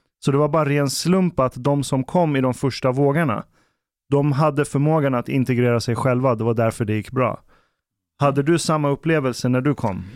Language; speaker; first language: Swedish; early bilingual, other home language; Persian